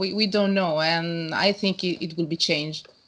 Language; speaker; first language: English; non-native, learner; Italian